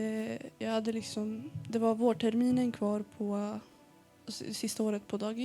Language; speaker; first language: Swedish; early bilingual, other home language; Arabic